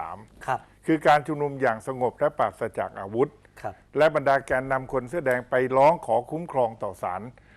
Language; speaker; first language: Thai; native; Thai